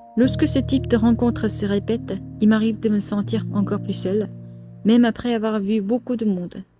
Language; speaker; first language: French; non-native, fluent; Korean